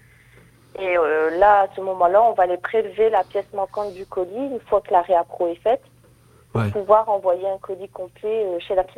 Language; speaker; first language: French; native; French